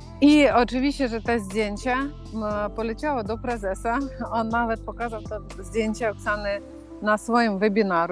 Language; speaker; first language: Polish; non-native, fluent; Ukrainian